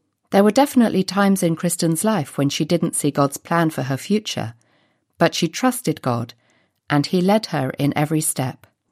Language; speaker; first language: English; native; English